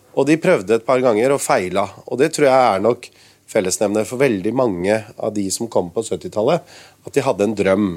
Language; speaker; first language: Norwegian; early bilingual, other home language; Urdu